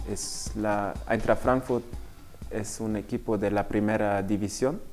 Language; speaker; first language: Spanish; early bilingual, heritage; Spanish